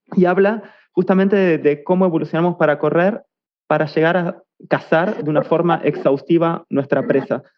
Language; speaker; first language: Spanish; native; Spanish